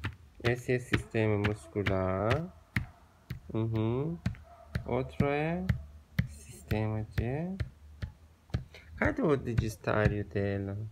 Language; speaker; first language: Portuguese; non-native, learner; Persian